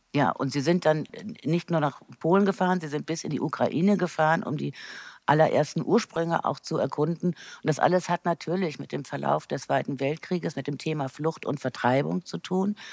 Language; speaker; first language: German; native; German